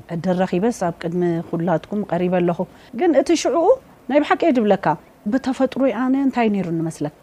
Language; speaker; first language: Tigrinya; native; Tigrinya